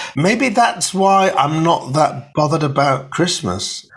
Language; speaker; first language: English; native; English